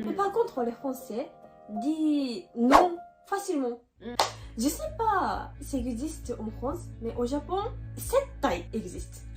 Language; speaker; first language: French; non-native, learner; Japanese